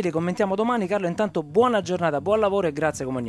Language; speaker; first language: Italian; native; Italian